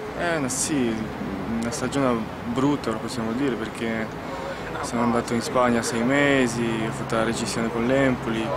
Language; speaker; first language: Italian; non-native, fluent; French